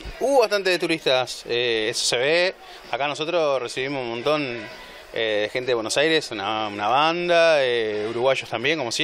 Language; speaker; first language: Spanish; native; Spanish